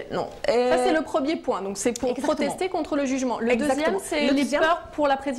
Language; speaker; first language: French; native; French